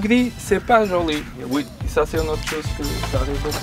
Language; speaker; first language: French; non-native, learner; Portuguese